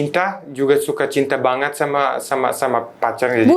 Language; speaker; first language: Indonesian; non-native, fluent; Serbian